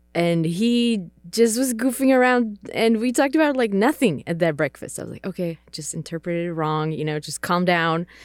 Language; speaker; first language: English; non-native, fluent; Czech